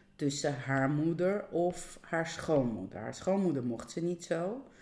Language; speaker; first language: Dutch; non-native, fluent; Russian